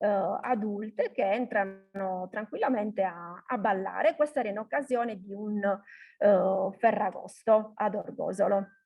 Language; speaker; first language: Italian; native; Italian